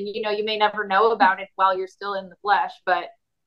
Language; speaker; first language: English; native; English